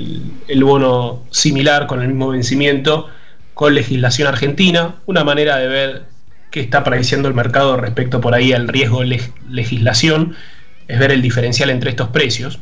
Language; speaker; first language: Spanish; native; Spanish